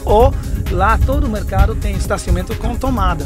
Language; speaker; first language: Portuguese; non-native, fluent; English